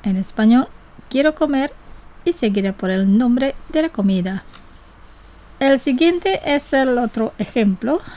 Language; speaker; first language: Spanish; non-native, fluent; Indonesian